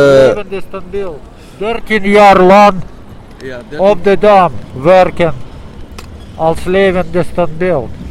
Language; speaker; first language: Dutch; non-native, learner; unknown